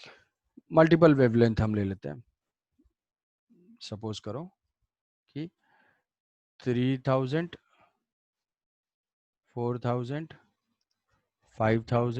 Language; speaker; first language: Hindi; native; Hindi